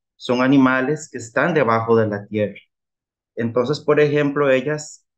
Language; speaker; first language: Spanish; native; Spanish